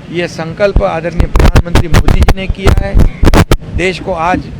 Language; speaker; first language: Hindi; non-native, local second language; Marathi